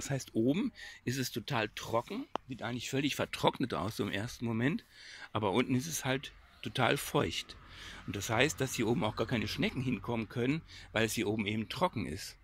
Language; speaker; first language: German; native; German